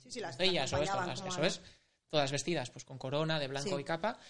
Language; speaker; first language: Spanish; native; Spanish